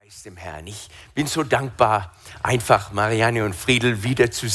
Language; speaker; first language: German; non-native, fluent; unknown